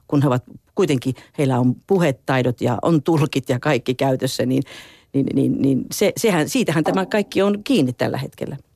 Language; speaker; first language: Finnish; native; Finnish